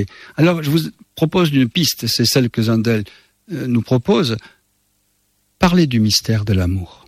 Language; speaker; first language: French; native; French